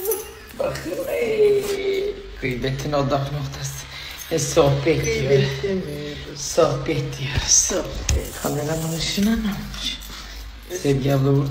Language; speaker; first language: Turkish; native; Turkish